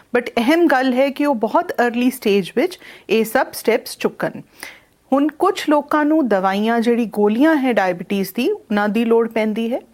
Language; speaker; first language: Punjabi; non-native, local second language; Hindi